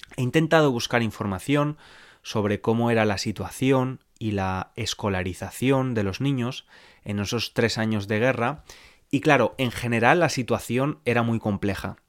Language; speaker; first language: Spanish; native; Spanish